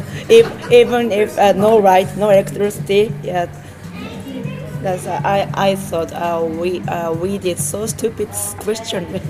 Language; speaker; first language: English; non-native, learner; Japanese